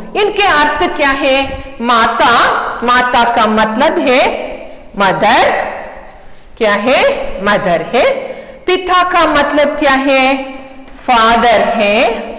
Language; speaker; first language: Hindi; non-native, local second language; Kannada